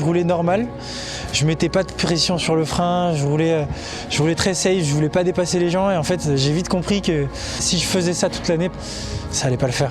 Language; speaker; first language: French; native; French